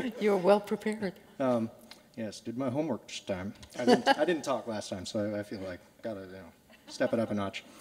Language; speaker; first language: English; native; English